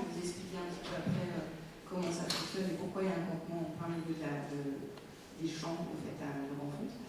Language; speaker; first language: French; native; French